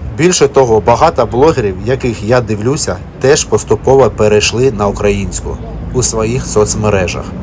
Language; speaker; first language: Ukrainian; non-native, local second language; Russian